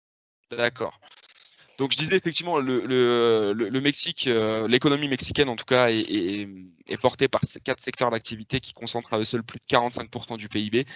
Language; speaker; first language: French; native; French